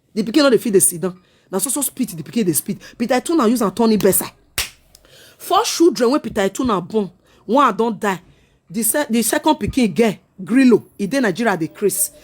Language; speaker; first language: Nigerian Pidgin; non-native, local second language; Esan